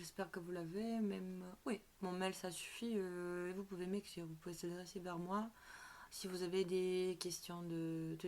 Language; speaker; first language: French; non-native, fluent; Bulgarian